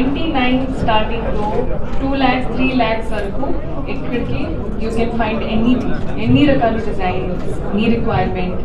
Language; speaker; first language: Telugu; non-native, fluent; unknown